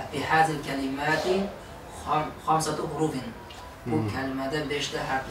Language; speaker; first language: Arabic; non-native, learner; Uzbek